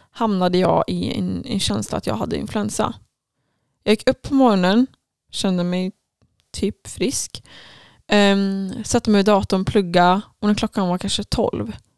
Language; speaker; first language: Swedish; native; Swedish